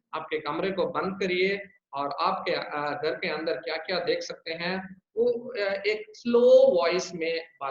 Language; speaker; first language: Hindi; non-native, local second language; Tamil